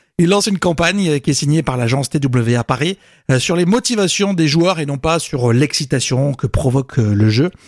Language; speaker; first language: French; native; French